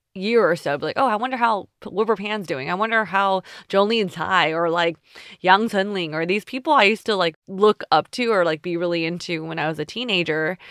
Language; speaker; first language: English; early bilingual, other home language; Chinese